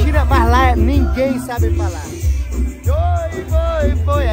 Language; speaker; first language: Portuguese; native; Portuguese